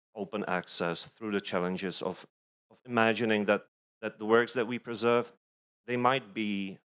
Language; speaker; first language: English; non-native, fluent; Czech